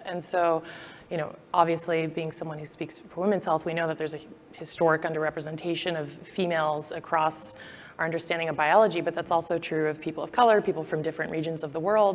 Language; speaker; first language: English; native; English